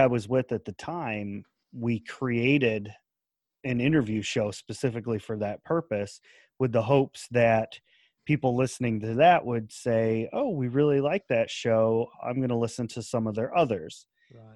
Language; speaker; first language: English; native; English